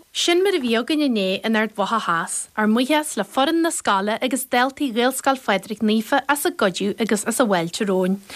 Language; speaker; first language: Irish; native; Irish